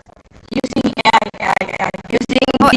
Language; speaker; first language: English; non-native, learner; Indonesian